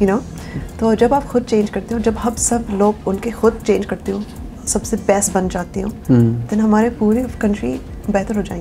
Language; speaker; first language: Hindi; early bilingual, heritage; Urdu